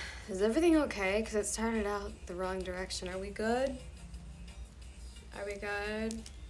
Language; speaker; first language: English; native; English